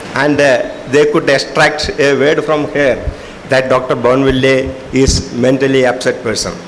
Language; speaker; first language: English; non-native, local second language; Malayalam